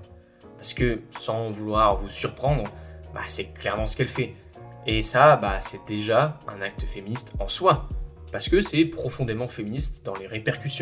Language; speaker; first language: French; native; French